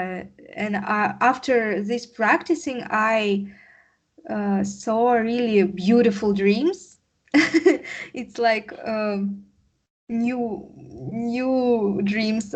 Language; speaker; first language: English; non-native, learner; Russian